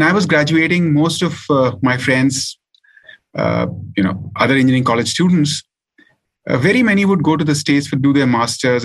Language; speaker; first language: English; non-native, local second language; Hindi